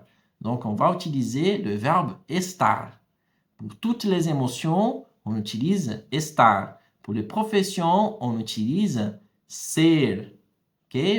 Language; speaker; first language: French; non-native, fluent; Portuguese